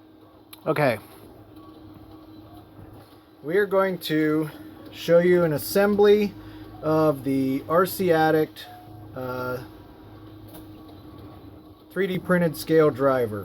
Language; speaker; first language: English; native; English